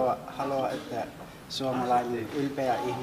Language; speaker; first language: Finnish; non-native, learner; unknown